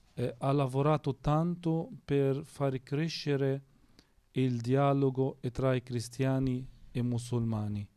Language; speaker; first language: Italian; non-native, fluent; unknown